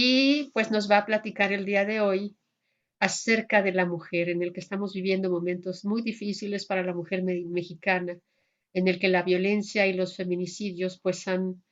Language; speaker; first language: Spanish; native; Spanish